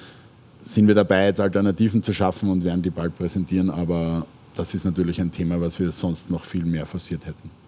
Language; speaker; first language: German; native; German